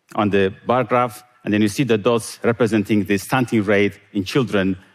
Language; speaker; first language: English; non-native, fluent; Tigrinya